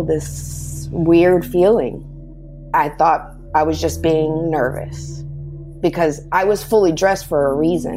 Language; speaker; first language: English; native; English